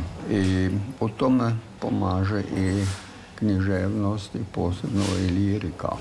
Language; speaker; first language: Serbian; non-native, fluent; German